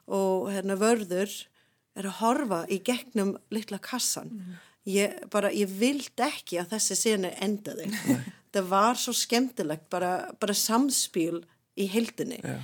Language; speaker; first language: Icelandic; non-native, fluent; English